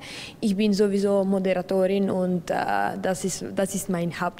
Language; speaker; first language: German; non-native, local second language; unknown